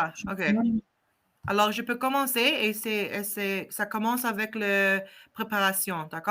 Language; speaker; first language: French; non-native, fluent; English